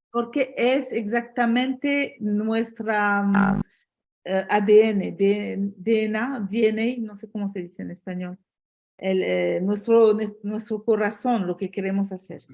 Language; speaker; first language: Spanish; non-native, fluent; French